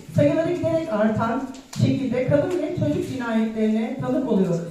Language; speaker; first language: Turkish; native; Turkish